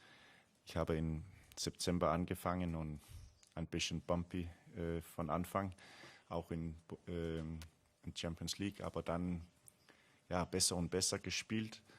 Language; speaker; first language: German; non-native, learner; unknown